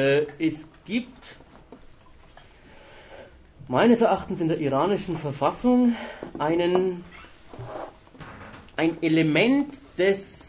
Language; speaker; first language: German; native; German